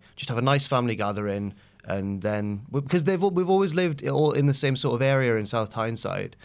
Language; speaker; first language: English; native; English